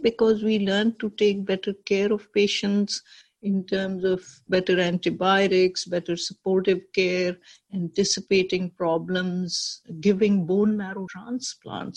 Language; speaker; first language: English; non-native, local second language; Urdu